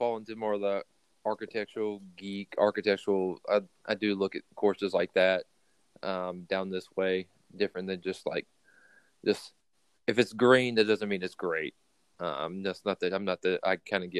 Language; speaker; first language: English; native; English